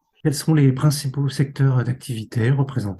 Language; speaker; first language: French; native; French